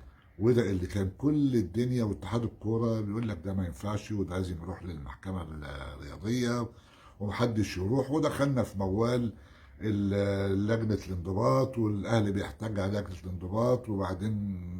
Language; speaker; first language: Arabic; native; Arabic